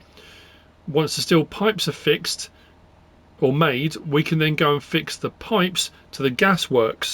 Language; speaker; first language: English; native; English